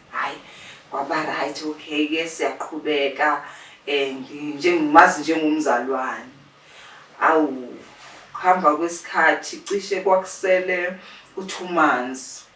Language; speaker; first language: Zulu; native; Zulu